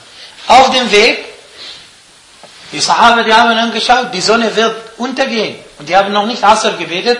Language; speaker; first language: German; non-native, fluent; Arabic